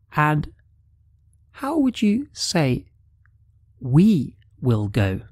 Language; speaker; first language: English; native; English